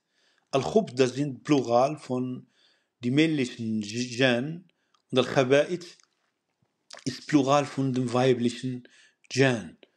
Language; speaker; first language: German; non-native, fluent; Arabic